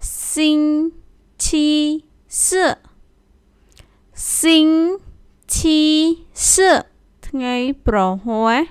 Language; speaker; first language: Chinese; non-native, fluent; Khmer